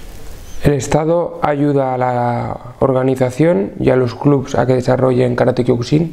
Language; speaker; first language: Spanish; non-native, fluent; Russian